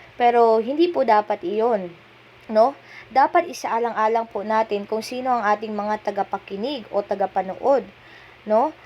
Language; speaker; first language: Filipino; non-native, local second language; Cebuano